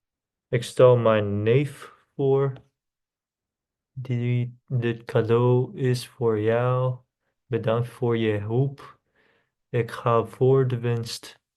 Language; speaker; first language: Dutch; non-native, learner; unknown